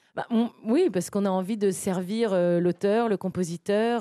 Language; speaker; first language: French; native; French